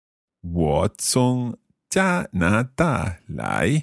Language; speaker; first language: Chinese; non-native, learner; English